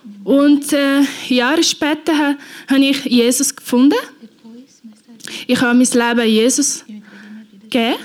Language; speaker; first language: German; non-native, learner; Portuguese